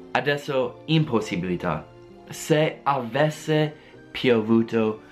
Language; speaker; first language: Italian; non-native, fluent; English